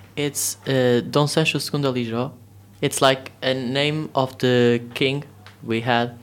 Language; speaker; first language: English; non-native, learner; Portuguese